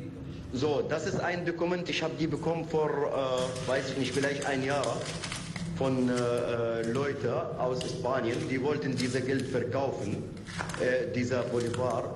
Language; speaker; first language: German; non-native, fluent; Turkish